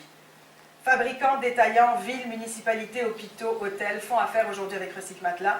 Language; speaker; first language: French; native; French